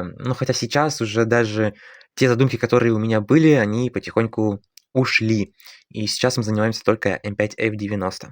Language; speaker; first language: Russian; native; Russian